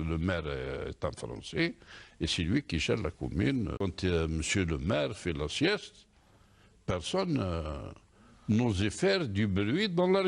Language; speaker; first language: French; non-native, local second language; Kabyle